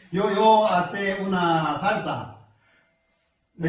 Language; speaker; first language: Spanish; non-native, learner; Korean